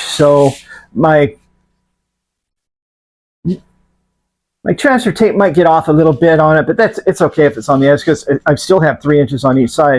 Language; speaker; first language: English; native; English